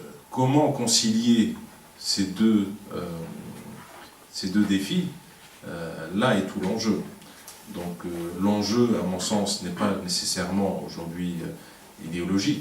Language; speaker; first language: French; non-native, local second language; Arabic